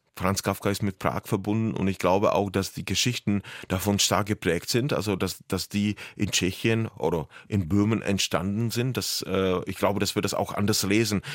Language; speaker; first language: German; non-native, fluent; Czech